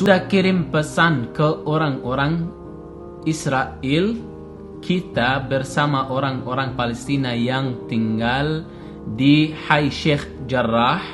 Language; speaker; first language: Indonesian; non-native, learner; Arabic